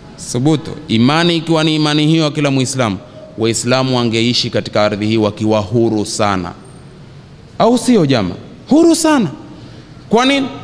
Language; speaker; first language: Swahili; native; Swahili